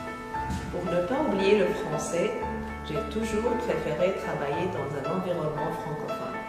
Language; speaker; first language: French; non-native, fluent; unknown